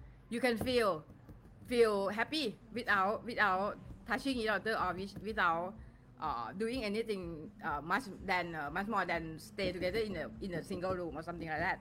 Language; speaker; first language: English; non-native, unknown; Thai